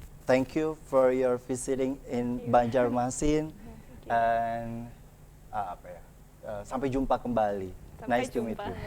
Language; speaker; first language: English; non-native, learner; Indonesian